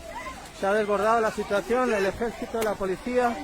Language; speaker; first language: Spanish; native; Spanish